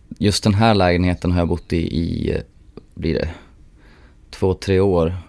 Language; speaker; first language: Swedish; native; Swedish